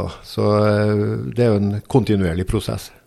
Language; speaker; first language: Norwegian; native; Norwegian